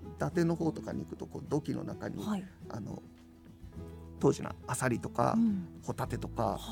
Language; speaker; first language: Japanese; native; Japanese